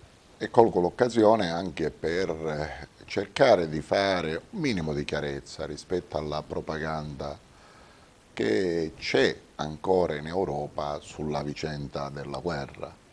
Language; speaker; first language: Italian; native; Italian